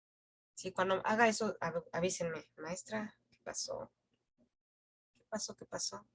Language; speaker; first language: Spanish; native; Spanish